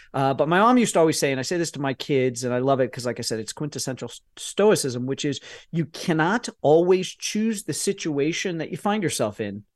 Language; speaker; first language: English; native; English